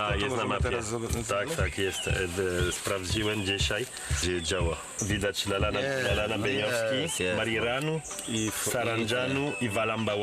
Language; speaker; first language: Polish; non-native, learner; Malagasy